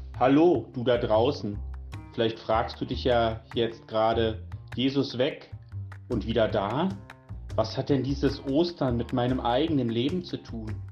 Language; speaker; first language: German; native; German